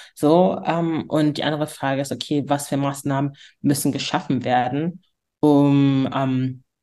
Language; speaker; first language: German; native; German